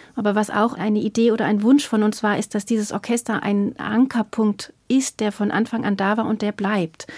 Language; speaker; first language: German; native; German